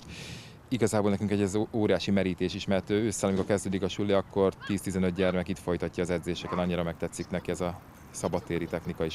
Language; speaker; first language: Hungarian; native; Hungarian